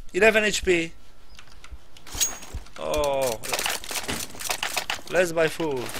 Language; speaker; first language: English; non-native, learner; Polish